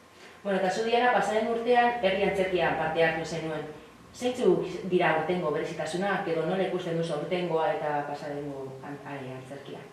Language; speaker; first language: Basque; native; Basque